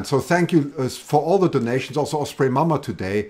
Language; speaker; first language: English; native; English